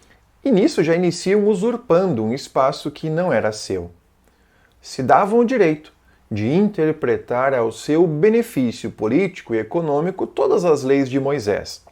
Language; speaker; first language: Portuguese; native; Portuguese